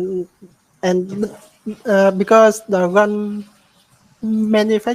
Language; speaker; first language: English; non-native, learner; Vietnamese